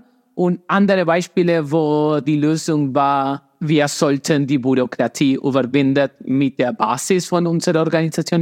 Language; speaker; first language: German; non-native, fluent; Spanish